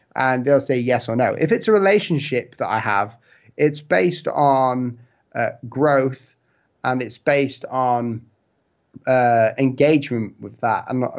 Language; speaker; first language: English; native; English